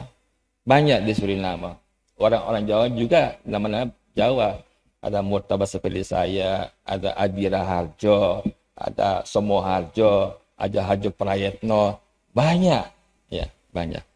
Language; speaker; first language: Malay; non-native, fluent; Javanese